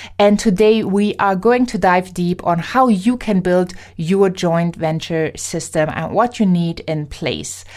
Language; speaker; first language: English; non-native, fluent; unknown